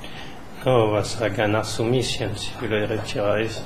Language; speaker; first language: Spanish; non-native, learner; French